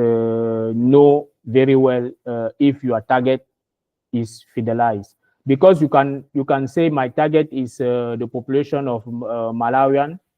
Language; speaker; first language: English; non-native, learner; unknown